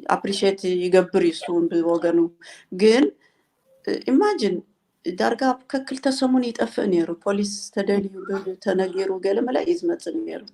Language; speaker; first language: Tigrinya; native; Tigrinya